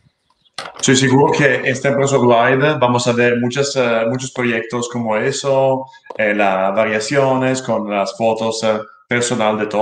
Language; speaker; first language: Spanish; non-native, learner; Italian